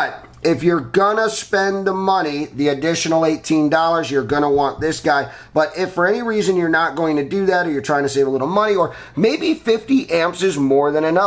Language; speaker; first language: English; native; English